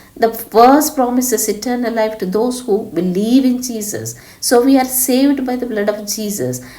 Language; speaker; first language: English; non-native, local second language; Telugu